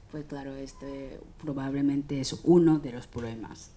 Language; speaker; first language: Spanish; non-native, fluent; Chinese